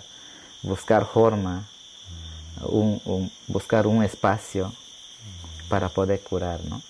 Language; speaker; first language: Spanish; non-native, local second language; Shipibo-Conibo